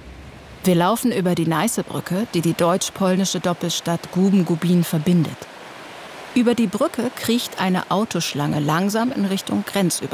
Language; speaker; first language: German; native; German